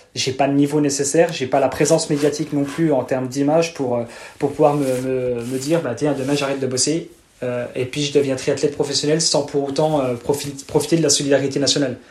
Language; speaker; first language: French; native; French